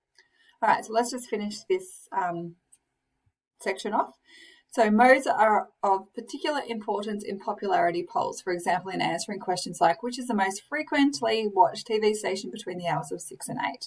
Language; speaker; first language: English; native; English